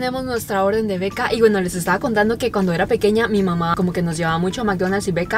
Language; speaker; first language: Spanish; native; Spanish